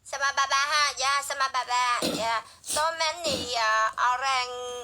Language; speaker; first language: Indonesian; non-native, learner; Vietnamese